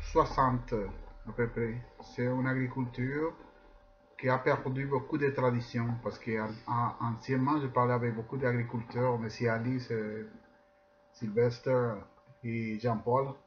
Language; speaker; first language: French; non-native, fluent; Spanish